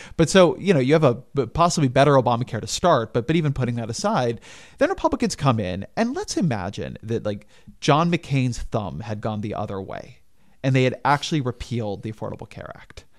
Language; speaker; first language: English; native; English